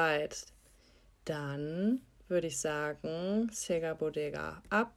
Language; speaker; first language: German; native; German